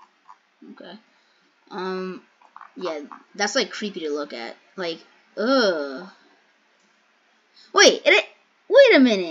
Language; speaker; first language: English; native; English